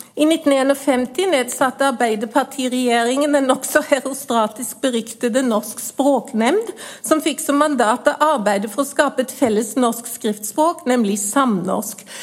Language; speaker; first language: Norwegian; native; Norwegian